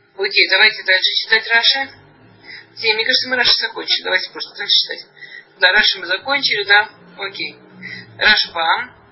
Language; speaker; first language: Russian; early bilingual, heritage; Russian